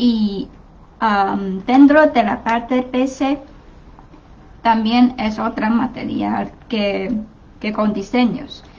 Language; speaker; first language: Spanish; non-native, learner; Chinese